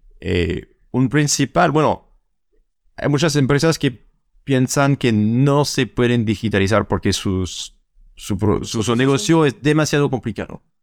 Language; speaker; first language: Spanish; non-native, fluent; French